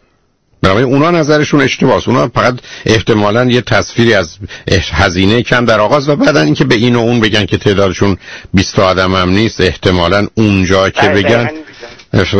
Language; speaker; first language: Persian; native; Persian